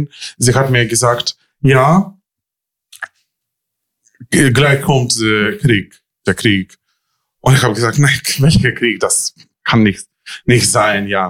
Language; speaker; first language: German; non-native, learner; Ukrainian